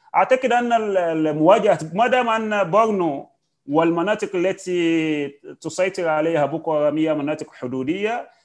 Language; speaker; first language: Arabic; non-native, fluent; Yoruba